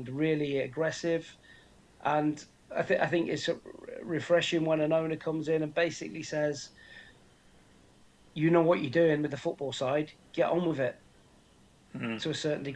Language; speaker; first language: English; native; English